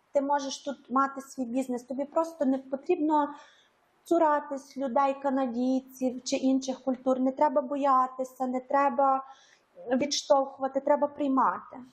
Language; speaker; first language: Ukrainian; native; Ukrainian